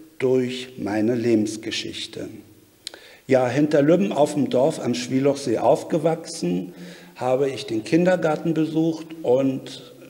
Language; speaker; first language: German; native; German